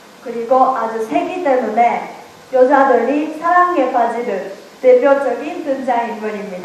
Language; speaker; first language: Korean; non-native, learner; Japanese